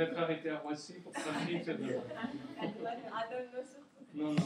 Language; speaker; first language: French; native; French